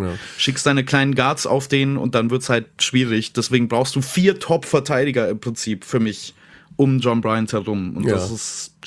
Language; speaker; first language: German; native; German